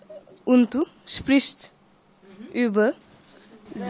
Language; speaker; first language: German; non-native, learner; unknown